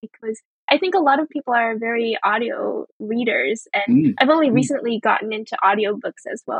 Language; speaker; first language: English; early bilingual, other home language; Chinese